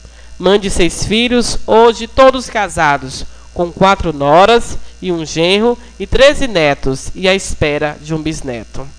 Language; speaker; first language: Portuguese; native; Portuguese